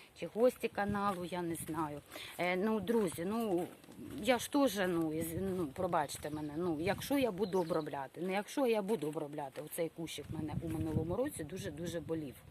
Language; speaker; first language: Ukrainian; non-native, local second language; Russian